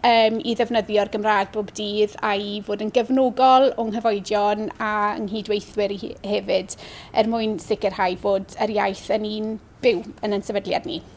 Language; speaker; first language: Welsh; native; Welsh